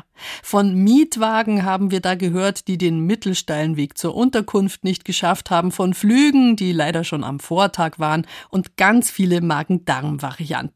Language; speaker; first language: German; native; German